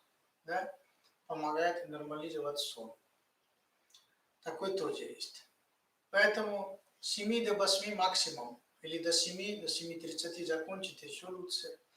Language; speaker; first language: Russian; non-native, fluent; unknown